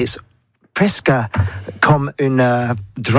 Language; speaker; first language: French; non-native, learner; English